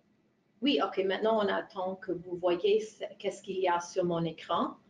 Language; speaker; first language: French; non-native, fluent; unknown